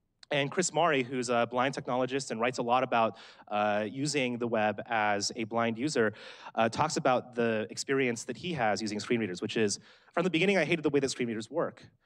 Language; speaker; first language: English; native; English